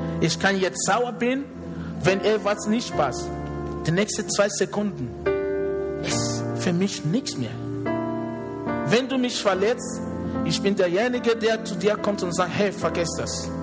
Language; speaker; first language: German; non-native, fluent; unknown